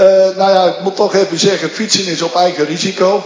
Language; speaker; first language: Dutch; native; Dutch